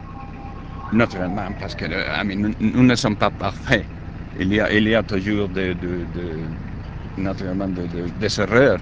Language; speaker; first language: French; non-native, learner; Spanish